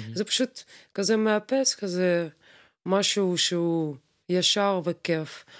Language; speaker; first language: Hebrew; non-native, fluent; Russian